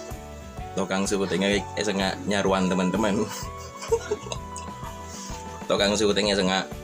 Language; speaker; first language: Indonesian; native; Indonesian